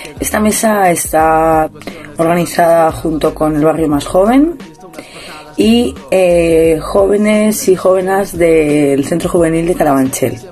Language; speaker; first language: Spanish; native; Spanish